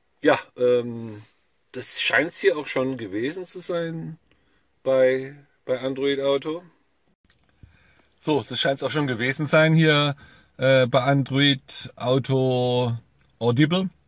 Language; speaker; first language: German; native; German